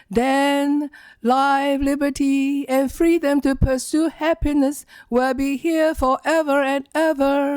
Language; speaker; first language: English; non-native, learner; Chinese